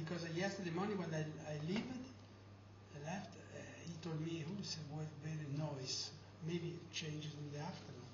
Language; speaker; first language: English; non-native, learner; Italian